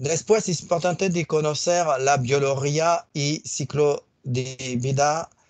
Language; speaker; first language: Spanish; non-native, learner; French